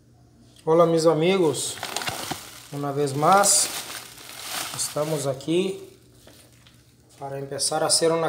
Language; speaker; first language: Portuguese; non-native, learner; Spanish